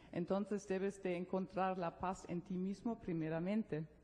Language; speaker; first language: Spanish; non-native, fluent; German